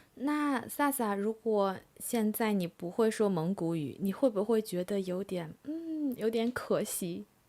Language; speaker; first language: Chinese; native; Chinese